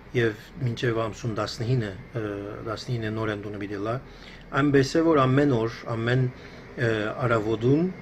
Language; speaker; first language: Armenian; early bilingual, heritage; Armenian